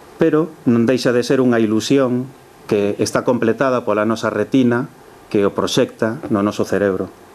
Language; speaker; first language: Galician; early bilingual, heritage; Galician